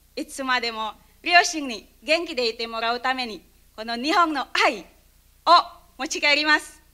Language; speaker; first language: Japanese; non-native, fluent; Indonesian